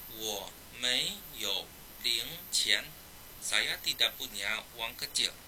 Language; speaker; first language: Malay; non-native, fluent; Chinese